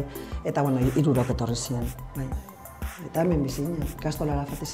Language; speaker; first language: Basque; native; Basque